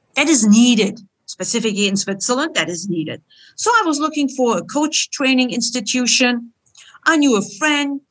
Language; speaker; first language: English; non-native, fluent; Turkish